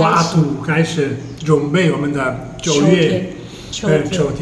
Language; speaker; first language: Chinese; non-native, fluent; Italian